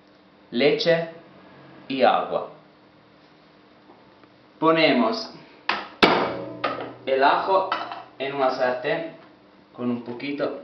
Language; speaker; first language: Spanish; non-native, learner; Italian